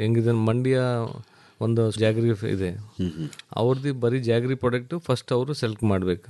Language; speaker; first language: Kannada; non-native, learner; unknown